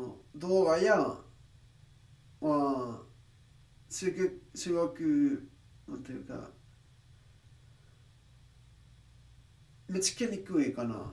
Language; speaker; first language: Japanese; non-native, learner; English